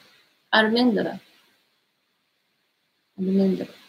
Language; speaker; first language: Spanish; non-native, learner; Japanese